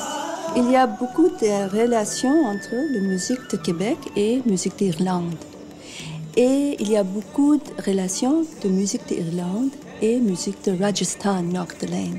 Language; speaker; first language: French; non-native, fluent; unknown